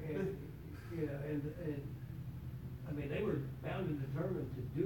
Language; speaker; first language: English; native; English